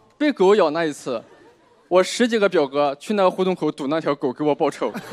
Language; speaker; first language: Chinese; native; Chinese